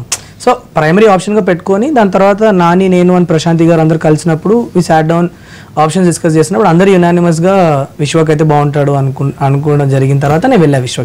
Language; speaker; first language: Telugu; native; Telugu